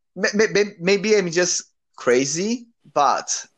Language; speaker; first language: English; non-native, learner; Portuguese